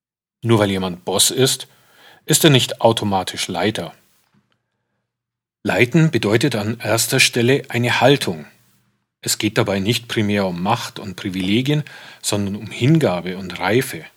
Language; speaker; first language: German; native; German